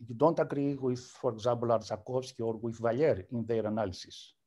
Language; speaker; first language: English; non-native, fluent; Greek